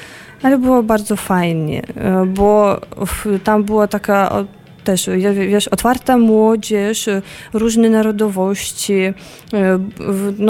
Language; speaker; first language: Polish; non-native, fluent; Russian